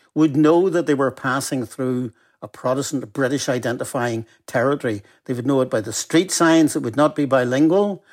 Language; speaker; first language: English; native; English